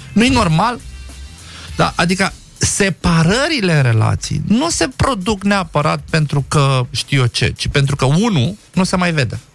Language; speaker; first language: Romanian; non-native, local second language; Romany